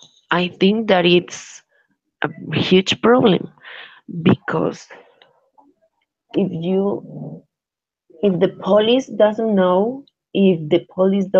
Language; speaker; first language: English; non-native, learner; Spanish